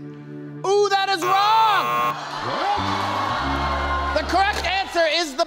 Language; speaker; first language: English; native; English